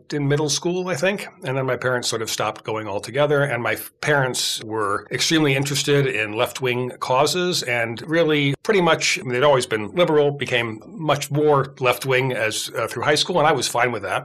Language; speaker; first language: English; native; English